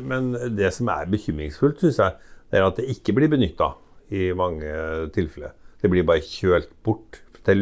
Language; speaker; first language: Norwegian; native; Norwegian